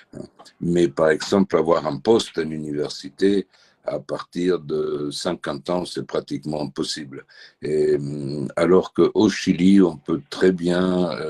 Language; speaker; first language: French; early bilingual, heritage; French